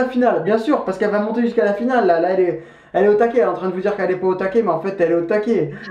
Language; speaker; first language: French; native; French